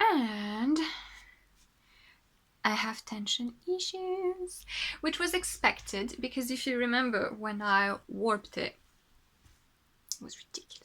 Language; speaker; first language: English; non-native, fluent; French